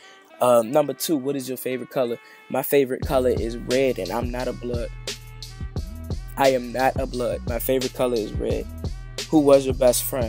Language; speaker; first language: English; native; English